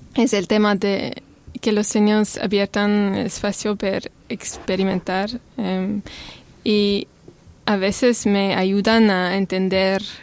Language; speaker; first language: Spanish; non-native, learner; French